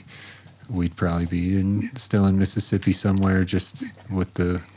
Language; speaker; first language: English; native; English